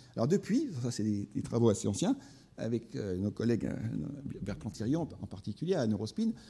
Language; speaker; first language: French; native; French